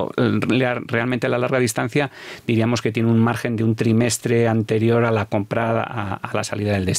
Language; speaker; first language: Spanish; native; Spanish